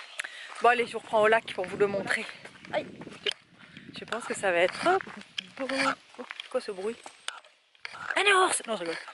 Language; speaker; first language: French; native; French